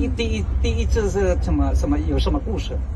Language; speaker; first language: Chinese; non-native, learner; Indonesian